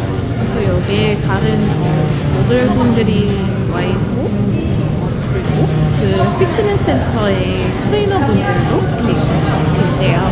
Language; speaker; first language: Korean; non-native, fluent; English